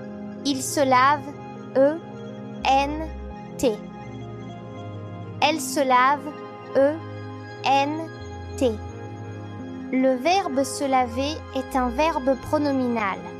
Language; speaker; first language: French; non-native, local second language; Arabic